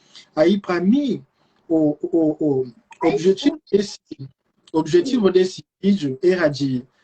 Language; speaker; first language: Portuguese; non-native, fluent; Lingala